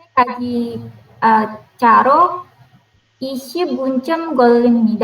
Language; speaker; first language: Korean; non-native, learner; Indonesian